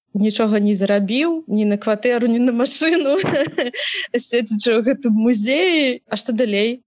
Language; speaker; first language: Belarusian; native; Belarusian